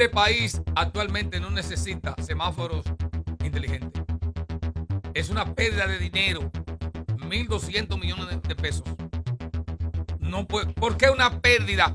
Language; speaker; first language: Spanish; native; Spanish